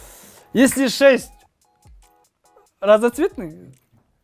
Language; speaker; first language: Russian; non-native, learner; Kazakh